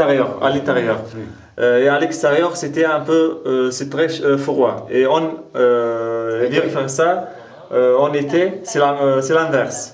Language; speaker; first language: French; non-native, local second language; Arabic